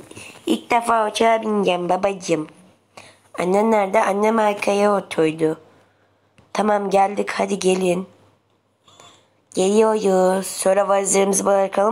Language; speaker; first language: Turkish; native; Turkish